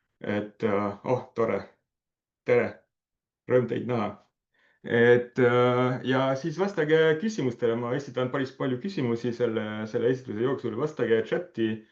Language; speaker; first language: Estonian; non-native, fluent; French